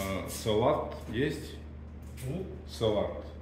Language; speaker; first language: Russian; non-native, learner; Bulgarian